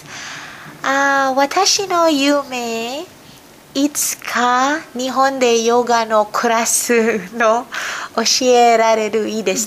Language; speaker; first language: Japanese; non-native, learner; Filipino